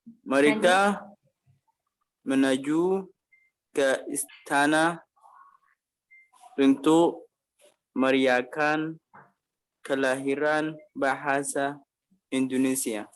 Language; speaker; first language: Indonesian; non-native, learner; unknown